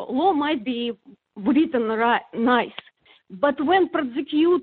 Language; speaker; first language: English; non-native, fluent; Russian